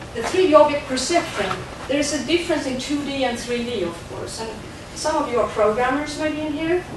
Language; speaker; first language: English; non-native, fluent; Swedish